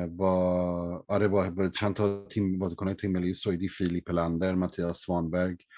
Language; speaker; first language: Persian; early bilingual, heritage; Persian